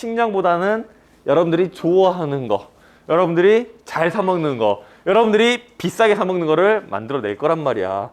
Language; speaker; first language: Korean; native; Korean